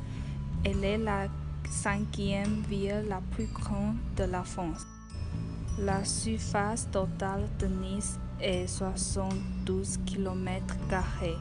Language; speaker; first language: French; non-native, learner; Chinese